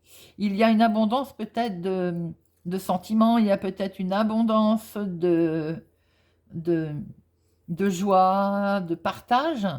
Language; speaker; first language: French; native; French